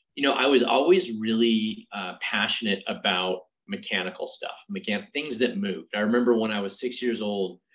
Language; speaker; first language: English; native; English